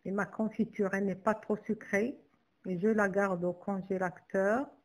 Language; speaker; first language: French; non-native, local second language; Arabic